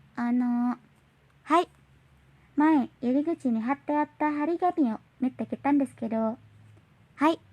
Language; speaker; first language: Japanese; non-native, learner; Indonesian